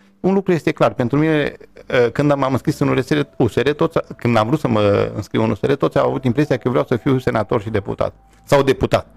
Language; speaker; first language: Romanian; native; Romanian